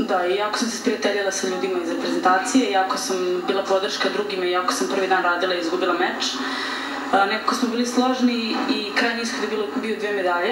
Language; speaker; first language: Serbian; native; Serbian